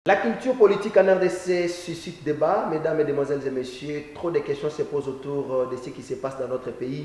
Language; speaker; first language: French; non-native, local second language; Lingala